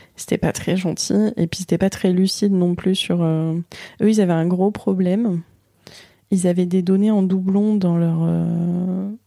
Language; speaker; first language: French; native; French